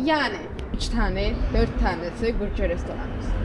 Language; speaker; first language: Turkish; non-native, fluent; Georgian